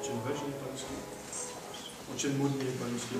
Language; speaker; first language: Russian; non-native, learner; French